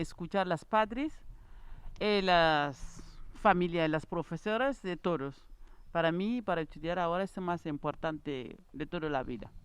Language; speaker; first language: Spanish; non-native, learner; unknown